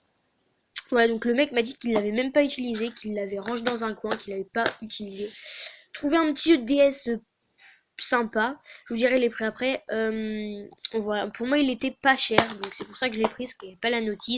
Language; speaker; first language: French; native; French